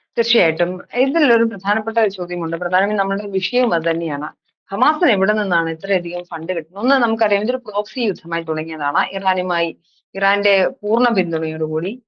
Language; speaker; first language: Malayalam; native; Malayalam